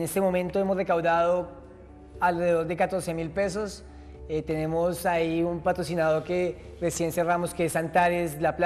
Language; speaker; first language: Spanish; native; Spanish